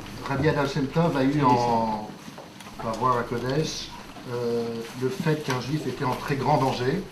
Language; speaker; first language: French; native; French